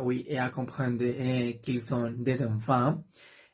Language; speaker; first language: French; non-native, learner; Spanish